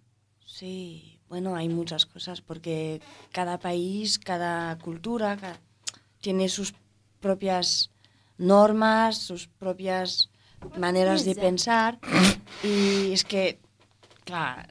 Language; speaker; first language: Spanish; non-native, fluent; French